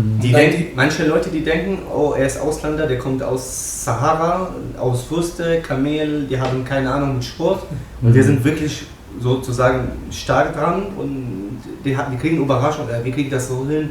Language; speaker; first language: German; non-native, fluent; Arabic